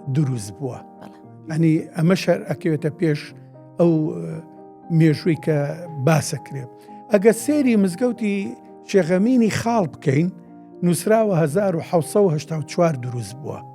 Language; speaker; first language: Central Kurdish; native; Central Kurdish